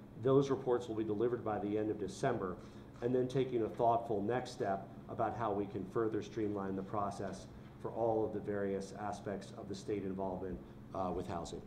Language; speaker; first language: English; native; English